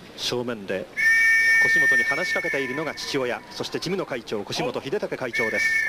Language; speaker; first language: Japanese; native; Japanese